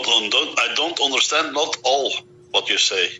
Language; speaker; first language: English; non-native, learner; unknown